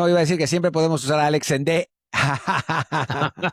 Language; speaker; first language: Spanish; native; Spanish